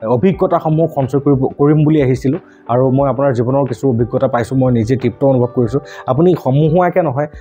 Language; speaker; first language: Assamese; native; Assamese